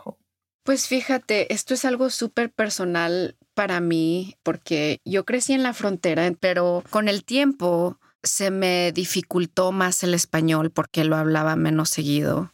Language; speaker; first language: Spanish; early bilingual, heritage; Spanish